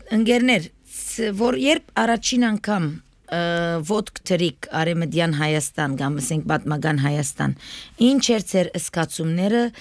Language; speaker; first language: Armenian; early bilingual, heritage; Armenian